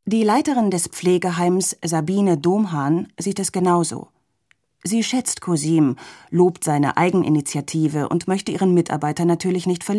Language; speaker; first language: German; native; German